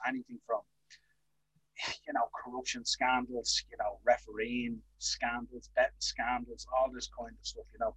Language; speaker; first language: English; native; English